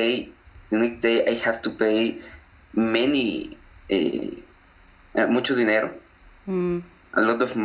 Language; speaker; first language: English; non-native, learner; Spanish